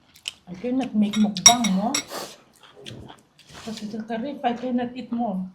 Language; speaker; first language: English; non-native, fluent; Filipino